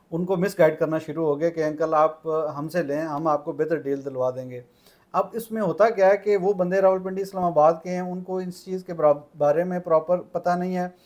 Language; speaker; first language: Urdu; non-native, local second language; Punjabi